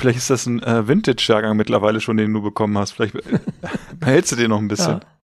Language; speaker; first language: German; native; German